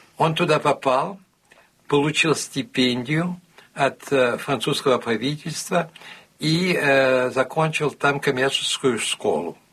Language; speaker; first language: Russian; early bilingual, heritage; Russian